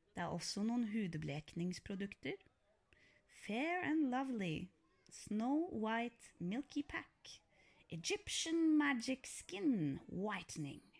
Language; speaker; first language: Norwegian; early bilingual, other home language; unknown